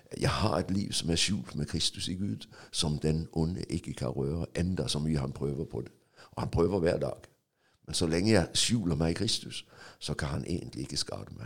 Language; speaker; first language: Norwegian; non-native, fluent; Danish